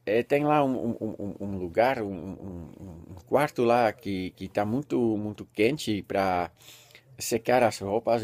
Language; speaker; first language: Portuguese; non-native, learner; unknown